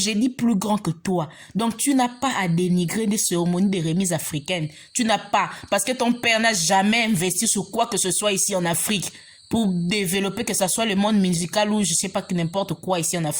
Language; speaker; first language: French; non-native, local second language; Lingala